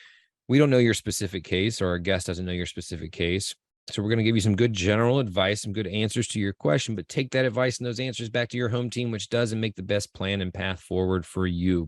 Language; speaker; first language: English; native; English